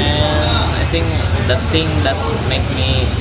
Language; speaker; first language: English; non-native, learner; Indonesian